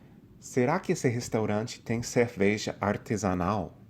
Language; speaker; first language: Portuguese; non-native, fluent; English